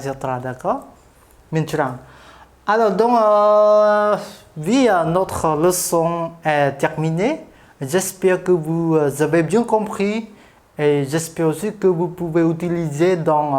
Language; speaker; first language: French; non-native, fluent; Khmer